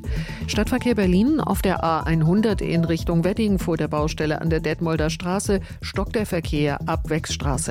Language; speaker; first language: German; native; German